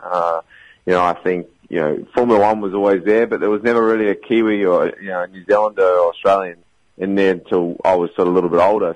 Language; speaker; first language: English; native; English